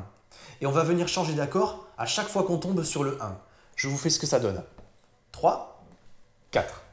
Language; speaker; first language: French; native; French